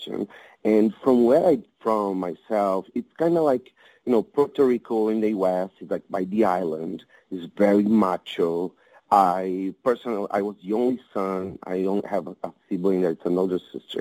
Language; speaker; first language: English; non-native, fluent; Portuguese